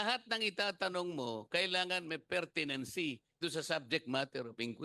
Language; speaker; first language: Filipino; native; Filipino